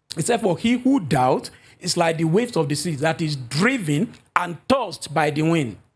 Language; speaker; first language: English; non-native, local second language; Yoruba